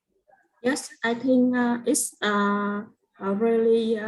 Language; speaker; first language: English; non-native, learner; Vietnamese